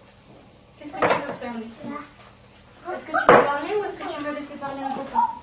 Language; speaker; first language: French; native; French